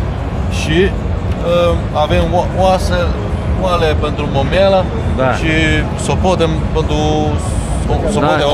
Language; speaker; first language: Romanian; non-native, learner; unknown